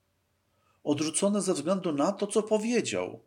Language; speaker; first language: Polish; native; Polish